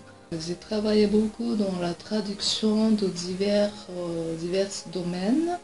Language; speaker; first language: French; non-native, fluent; Japanese